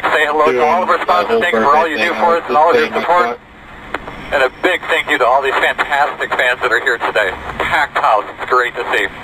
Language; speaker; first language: English; native; English